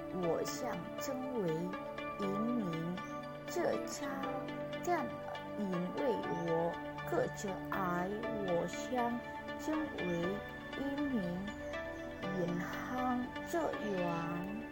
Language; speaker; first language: Chinese; non-native, learner; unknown